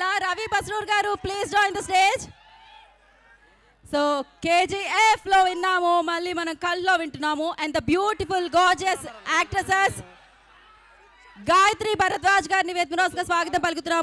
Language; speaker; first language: Telugu; native; Telugu